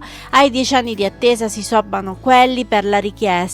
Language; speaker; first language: Italian; native; Italian